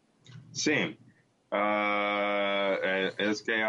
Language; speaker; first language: Portuguese; non-native, learner; English